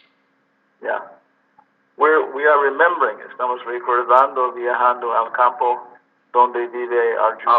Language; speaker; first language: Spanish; non-native, learner; English